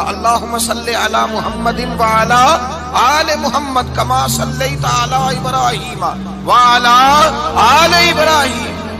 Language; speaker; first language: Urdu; non-native, local second language; Punjabi